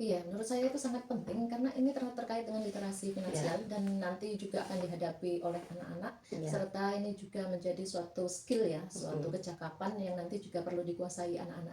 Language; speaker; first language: Indonesian; native; Indonesian